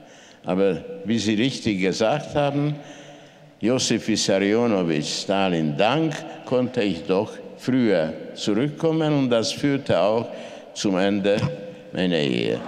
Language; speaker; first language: German; non-native, fluent; Hungarian